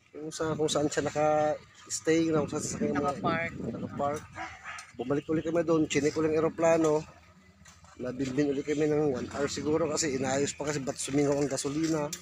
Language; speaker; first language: Filipino; native; Filipino